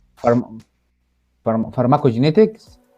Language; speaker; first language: English; non-native, learner; Arabic